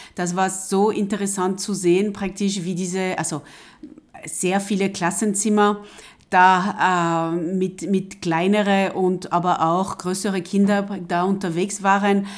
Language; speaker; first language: German; non-native, fluent; French